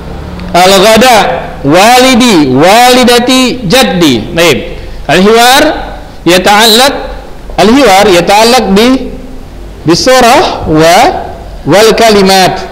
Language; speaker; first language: Arabic; non-native, fluent; Indonesian